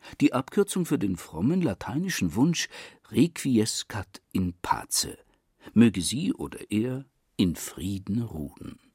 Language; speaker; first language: German; native; German